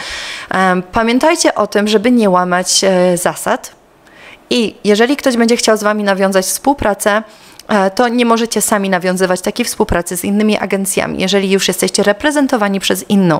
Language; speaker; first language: Polish; native; Polish